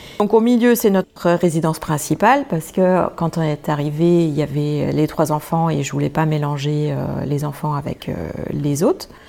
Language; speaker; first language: French; non-native, fluent; German